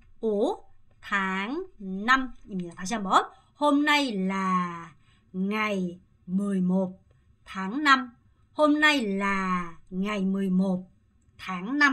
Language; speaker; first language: Vietnamese; non-native, fluent; Korean